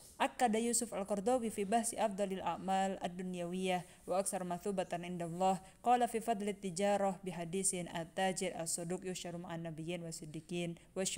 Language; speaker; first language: Arabic; non-native, fluent; Indonesian